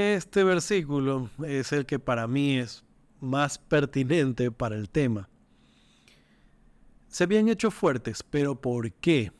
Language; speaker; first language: Spanish; native; Spanish